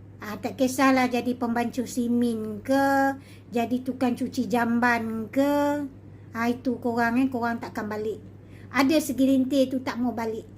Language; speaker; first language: Malay; native; Malay